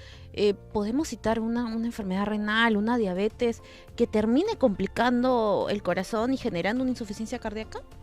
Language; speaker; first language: Spanish; native; Spanish